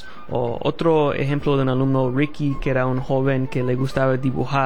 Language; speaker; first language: Spanish; early bilingual, heritage; Spanish